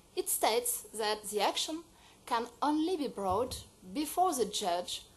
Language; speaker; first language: English; non-native, fluent; French